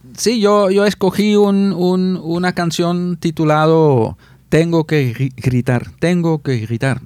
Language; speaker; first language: Spanish; non-native, fluent; Dutch